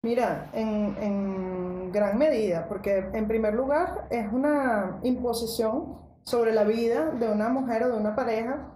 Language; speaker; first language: Spanish; native; Spanish